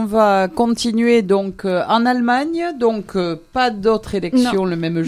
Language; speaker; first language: French; native; French